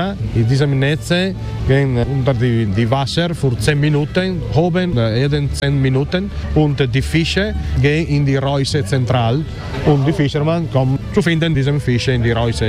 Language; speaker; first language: German; non-native, learner; Italian